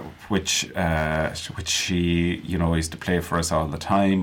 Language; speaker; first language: English; native; English